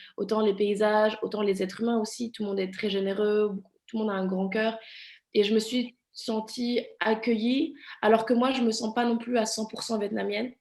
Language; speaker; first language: French; early bilingual, other home language; Vietnamese